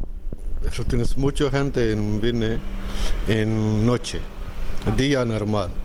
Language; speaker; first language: Spanish; non-native, learner; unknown